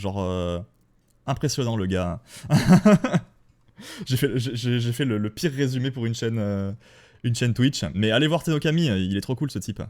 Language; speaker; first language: French; native; French